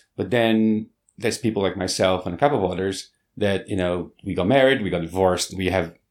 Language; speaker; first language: English; non-native, fluent; Portuguese